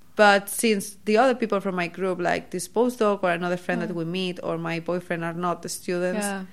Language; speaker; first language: English; non-native, fluent; Spanish